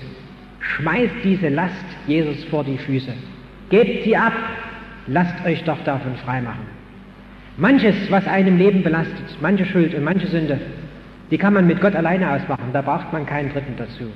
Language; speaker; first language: German; native; German